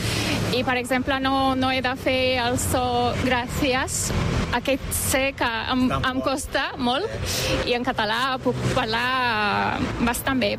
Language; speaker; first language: Catalan; non-native, fluent; Turkish